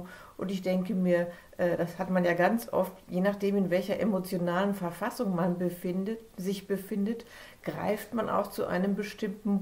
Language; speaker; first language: German; native; German